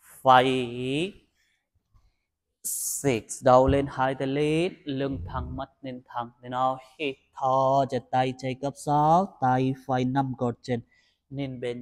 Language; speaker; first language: Vietnamese; non-native, learner; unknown